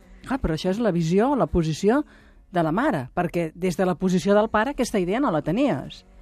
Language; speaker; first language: Catalan; native; Catalan